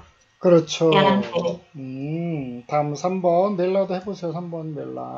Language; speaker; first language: Korean; native; Korean